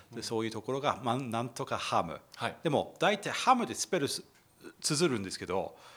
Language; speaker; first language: Japanese; non-native, fluent; English